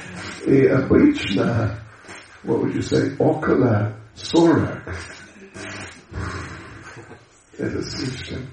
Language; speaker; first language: Russian; non-native, learner; English